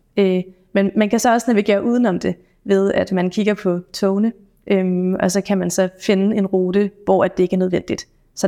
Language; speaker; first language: Danish; native; Danish